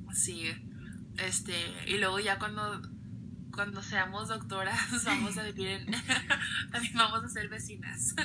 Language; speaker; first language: Spanish; early bilingual, other home language; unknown